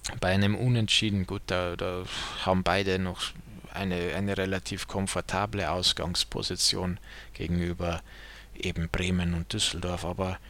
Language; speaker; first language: German; native; German